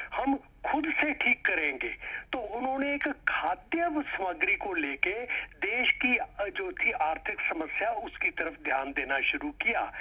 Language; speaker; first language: Hindi; native; Hindi